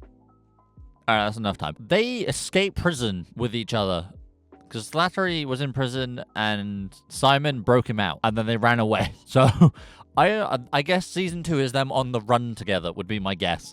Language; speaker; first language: English; native; English